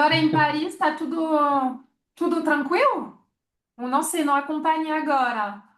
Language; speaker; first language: Portuguese; non-native, fluent; French